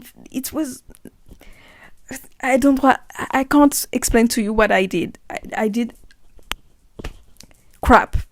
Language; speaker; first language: English; non-native, learner; French